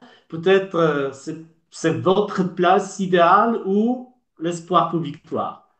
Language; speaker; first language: French; non-native, learner; Polish